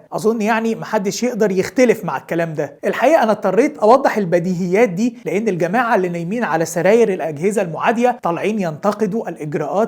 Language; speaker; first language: Arabic; native; Arabic